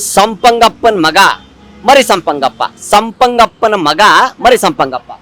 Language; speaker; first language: Kannada; native; Kannada